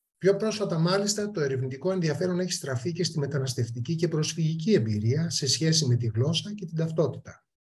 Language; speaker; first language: Greek; native; Greek